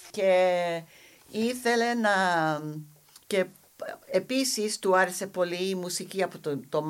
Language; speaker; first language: Greek; non-native, fluent; English